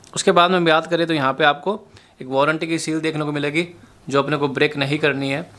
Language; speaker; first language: Hindi; native; Hindi